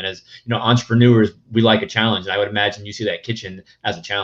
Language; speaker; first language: English; native; English